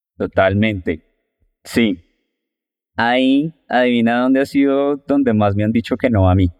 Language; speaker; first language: Spanish; non-native, fluent; English